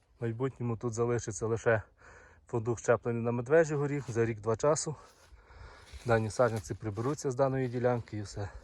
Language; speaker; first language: Ukrainian; native; Ukrainian